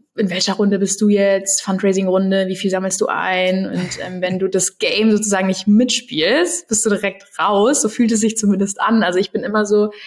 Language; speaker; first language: German; native; German